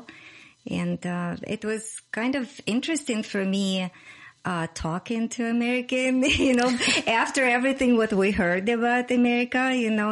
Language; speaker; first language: English; non-native, fluent; Russian